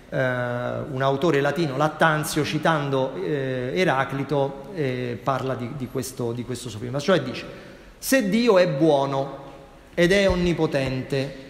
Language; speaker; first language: Italian; native; Italian